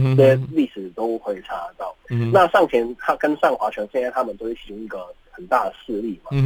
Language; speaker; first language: Chinese; non-native, fluent; Cantonese